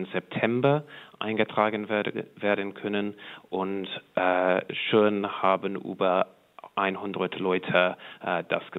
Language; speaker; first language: German; non-native, fluent; English